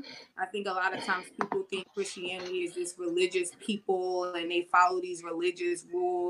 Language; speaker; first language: English; native; English